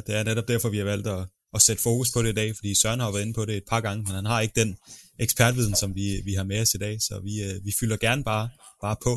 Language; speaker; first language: Danish; native; Danish